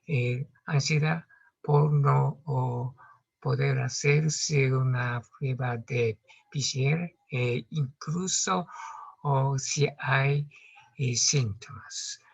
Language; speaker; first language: Spanish; non-native, learner; Japanese